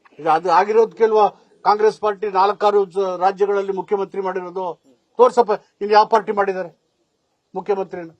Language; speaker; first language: Kannada; native; Kannada